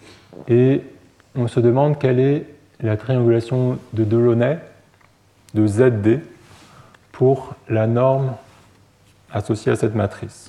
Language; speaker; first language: French; native; French